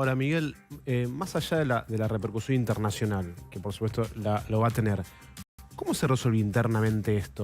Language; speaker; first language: Spanish; native; Spanish